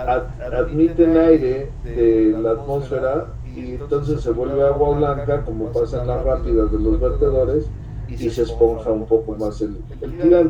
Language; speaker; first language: Spanish; native; Spanish